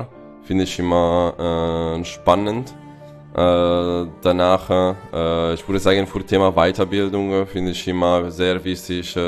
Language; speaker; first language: German; non-native, fluent; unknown